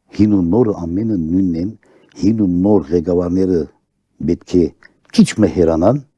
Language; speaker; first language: Armenian; early bilingual, heritage; Armenian